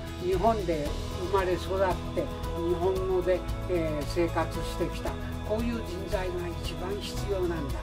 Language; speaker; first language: Japanese; native; Japanese